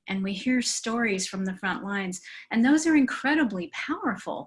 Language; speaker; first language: English; native; English